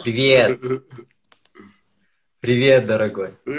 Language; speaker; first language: Russian; native; Russian